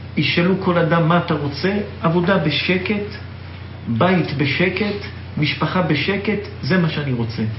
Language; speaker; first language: Hebrew; native; Hebrew